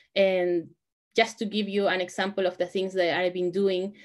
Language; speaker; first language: English; non-native, fluent; Spanish